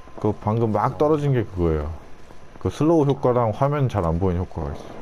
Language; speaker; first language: Korean; native; Korean